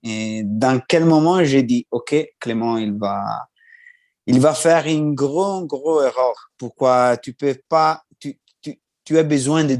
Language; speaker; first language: French; non-native, learner; Italian